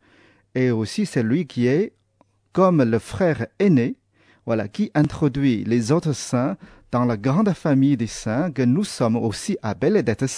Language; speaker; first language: French; non-native, fluent; Chinese